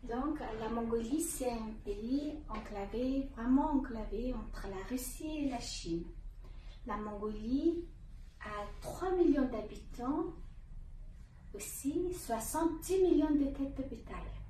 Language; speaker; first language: French; non-native, fluent; Mongolian